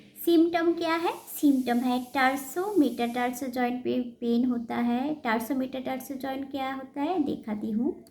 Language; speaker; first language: Hindi; non-native, local second language; Bangla